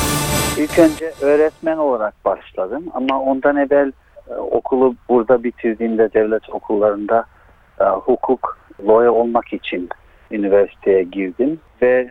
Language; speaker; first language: Turkish; early bilingual, heritage; Turkish